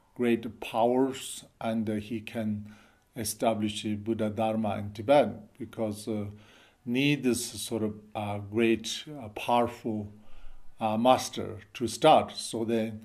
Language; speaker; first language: English; non-native, learner; Chinese